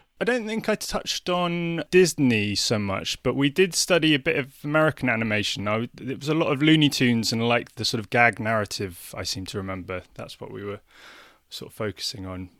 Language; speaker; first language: English; native; English